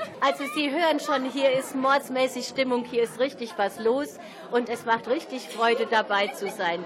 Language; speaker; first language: German; native; German